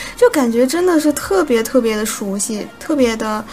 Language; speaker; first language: Chinese; native; Chinese